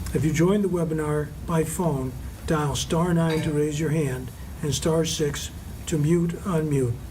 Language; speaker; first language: English; native; English